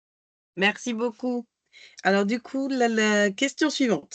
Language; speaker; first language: French; native; French